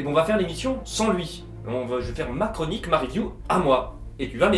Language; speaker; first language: French; native; French